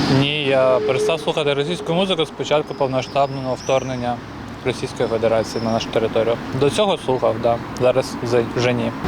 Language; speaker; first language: Ukrainian; native; Ukrainian